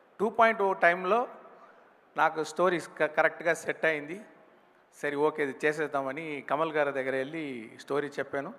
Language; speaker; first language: Telugu; non-native, fluent; Tamil